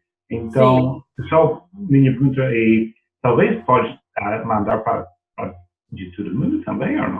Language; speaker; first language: Portuguese; non-native, learner; English